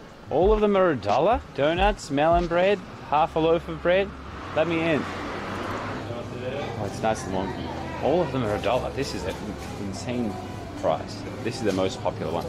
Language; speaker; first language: English; native; English